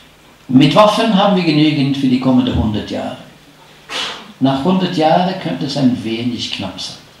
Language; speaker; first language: German; non-native, fluent; Norwegian